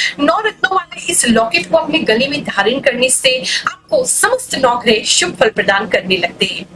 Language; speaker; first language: Hindi; native; Hindi